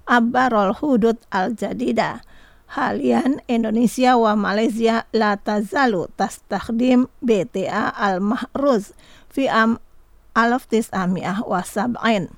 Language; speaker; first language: Arabic; non-native, fluent; Indonesian